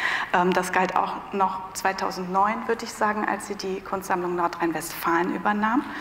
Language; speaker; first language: German; native; German